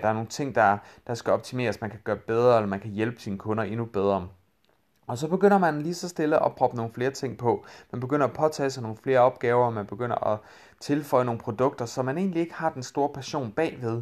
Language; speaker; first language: Danish; native; Danish